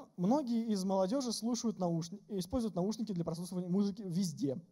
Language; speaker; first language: Russian; native; Russian